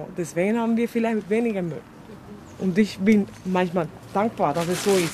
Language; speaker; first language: German; non-native, fluent; Spanish